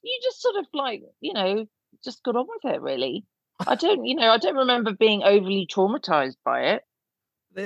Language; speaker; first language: English; native; English